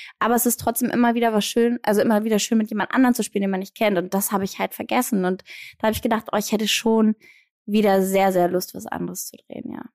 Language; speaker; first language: German; early bilingual, other home language; Greek